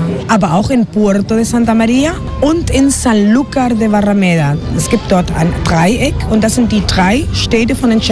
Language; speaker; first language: German; non-native, fluent; Spanish